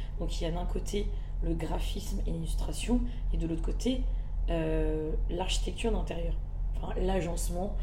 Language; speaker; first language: French; early bilingual, other home language; Malagasy